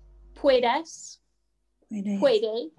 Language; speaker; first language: Spanish; non-native, learner; English